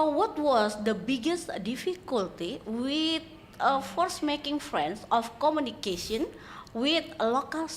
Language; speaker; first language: English; non-native, learner; Indonesian